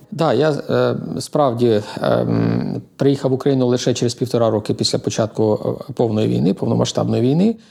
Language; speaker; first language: Ukrainian; native; Ukrainian